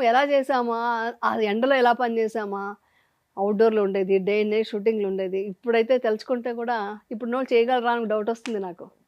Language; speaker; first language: Telugu; native; Telugu